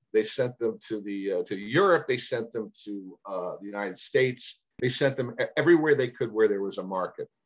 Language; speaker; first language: English; native; English